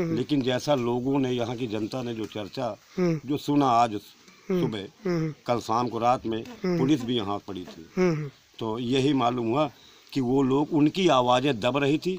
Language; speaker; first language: Hindi; native; Hindi